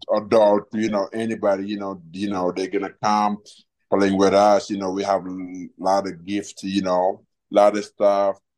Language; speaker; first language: English; non-native, fluent; Wolof